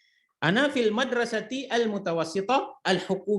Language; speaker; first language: Arabic; non-native, fluent; Indonesian